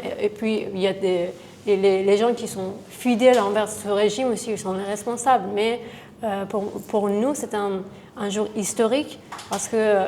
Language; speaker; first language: French; non-native, fluent; Persian